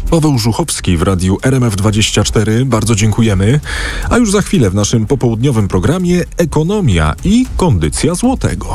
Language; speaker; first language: Polish; native; Polish